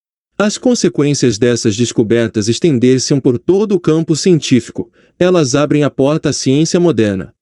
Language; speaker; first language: Portuguese; native; Portuguese